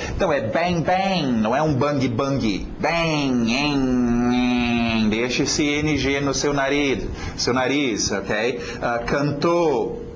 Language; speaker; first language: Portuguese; non-native, fluent; English